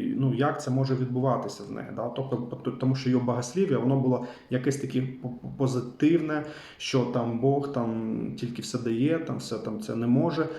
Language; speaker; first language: Ukrainian; non-native, local second language; Russian